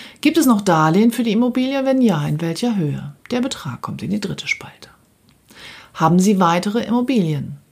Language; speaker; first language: German; native; German